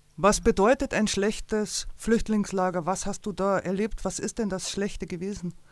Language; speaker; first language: German; native; German